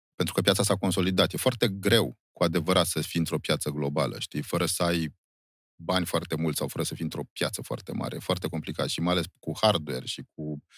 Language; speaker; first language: Romanian; native; Romanian